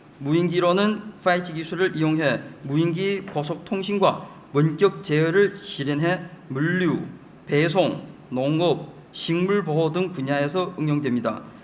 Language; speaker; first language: Korean; early bilingual, heritage; Chinese